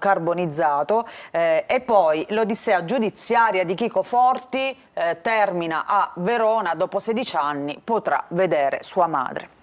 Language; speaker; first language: Italian; native; Italian